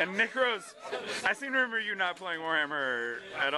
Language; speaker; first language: English; native; English